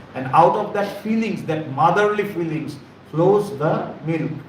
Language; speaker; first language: English; non-native, local second language; Bangla